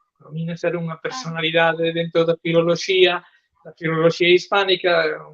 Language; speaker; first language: Galician; native; Galician